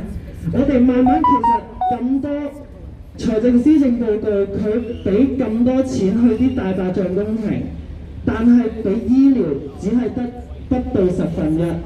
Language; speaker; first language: Cantonese; native; Cantonese